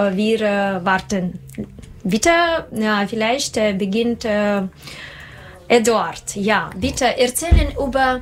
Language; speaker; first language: German; non-native, learner; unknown